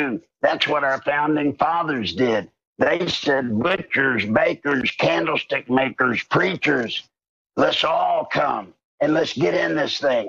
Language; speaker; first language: English; native; English